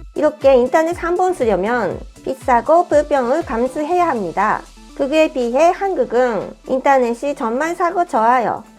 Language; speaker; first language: Korean; non-native, fluent; Japanese